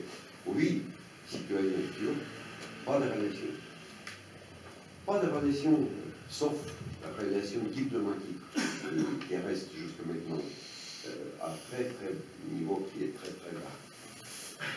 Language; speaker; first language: French; non-native, fluent; Russian